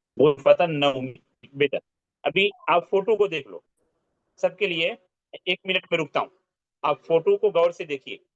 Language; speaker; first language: Urdu; native; Urdu